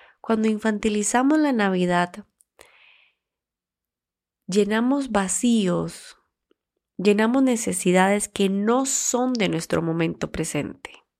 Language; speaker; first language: Spanish; native; Spanish